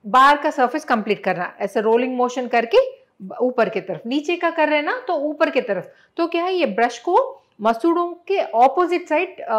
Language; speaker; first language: Hindi; non-native, local second language; Telugu